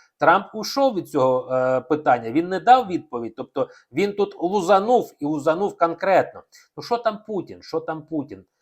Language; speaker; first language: Ukrainian; non-native, local second language; Russian